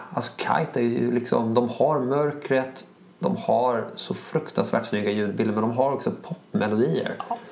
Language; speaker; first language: Swedish; native; Swedish